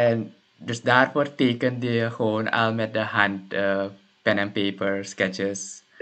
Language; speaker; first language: Dutch; native; Dutch